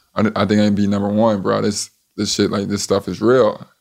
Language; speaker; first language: English; native; English